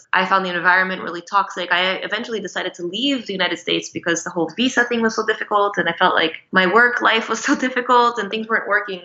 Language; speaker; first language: English; non-native, fluent; Portuguese